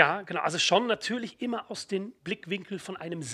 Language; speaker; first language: German; native; German